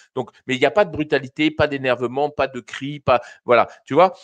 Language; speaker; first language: French; native; French